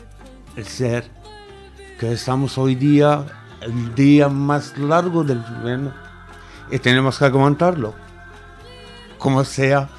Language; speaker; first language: Spanish; non-native, fluent; Arabic